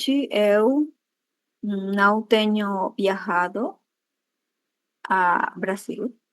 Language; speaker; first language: Portuguese; non-native, learner; Spanish